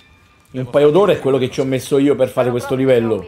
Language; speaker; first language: Italian; native; Italian